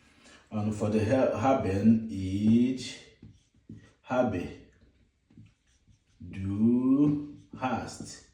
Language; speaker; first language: German; non-native, fluent; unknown